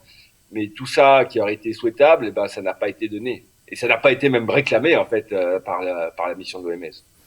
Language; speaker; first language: French; native; French